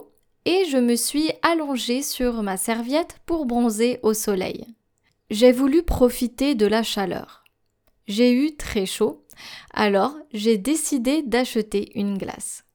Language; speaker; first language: French; non-native, fluent; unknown